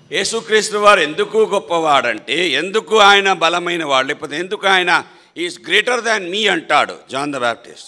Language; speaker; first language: Telugu; non-native, local second language; Malayalam